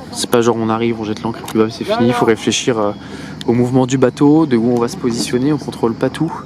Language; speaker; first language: French; native; French